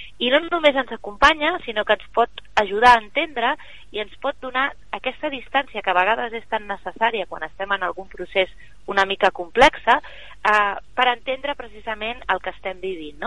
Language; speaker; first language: Catalan; native; Catalan